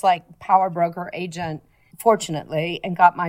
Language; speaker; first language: English; native; English